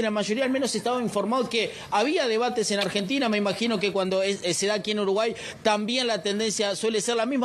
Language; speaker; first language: Spanish; native; Spanish